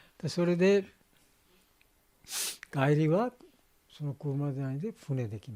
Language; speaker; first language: Japanese; non-native, fluent; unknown